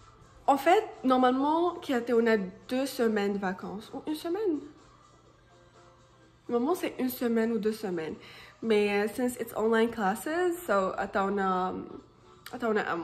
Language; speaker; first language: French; non-native, local second language; Arabic